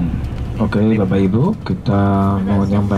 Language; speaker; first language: Indonesian; non-native, fluent; Chinese